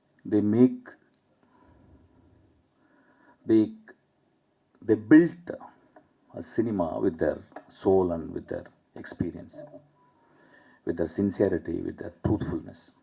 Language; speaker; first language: English; non-native, local second language; Tamil